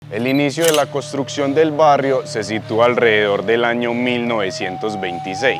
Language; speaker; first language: Spanish; native; Spanish